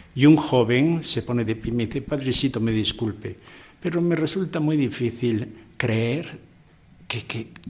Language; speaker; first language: Spanish; native; Spanish